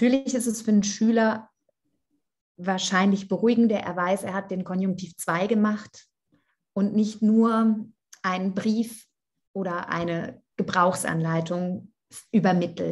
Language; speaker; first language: German; non-native, fluent; Italian